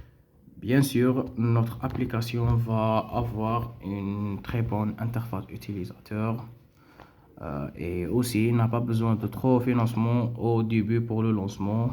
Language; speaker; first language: French; non-native, local second language; Arabic